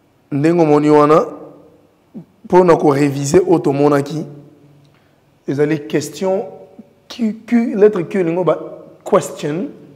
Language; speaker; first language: French; non-native, local second language; Lingala